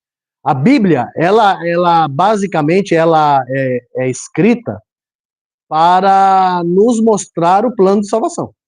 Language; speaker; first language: Portuguese; native; Portuguese